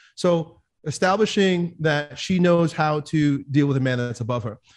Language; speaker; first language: English; native; English